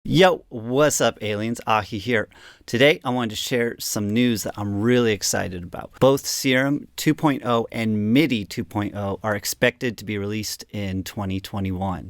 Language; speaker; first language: English; native; English